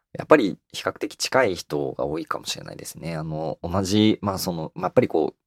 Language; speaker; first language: Japanese; native; Japanese